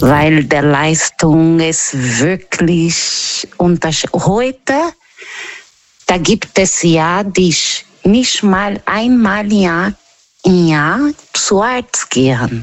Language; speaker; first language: German; non-native, learner; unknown